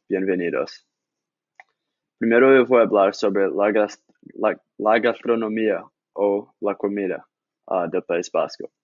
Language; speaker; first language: Spanish; non-native, learner; English